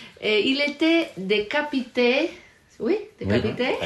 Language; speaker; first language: French; non-native, learner; Galician